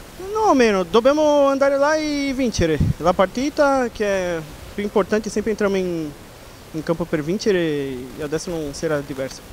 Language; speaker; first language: Italian; non-native, learner; Portuguese